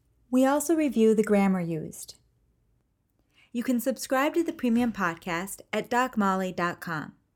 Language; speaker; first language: English; native; English